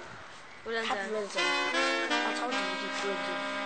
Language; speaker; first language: Chinese; native; Chinese